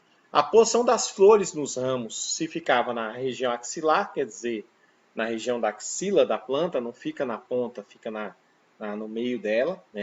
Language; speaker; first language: Portuguese; native; Portuguese